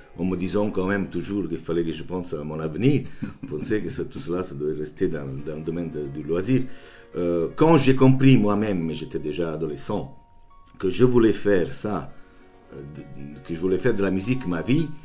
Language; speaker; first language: French; non-native, fluent; Italian